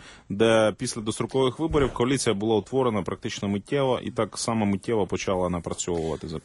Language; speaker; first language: Ukrainian; native; Ukrainian